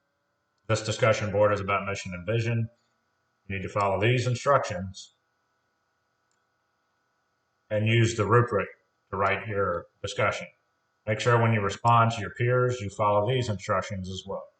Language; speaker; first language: English; native; English